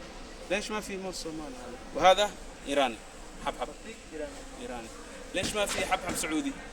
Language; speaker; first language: Arabic; non-native, learner; Somali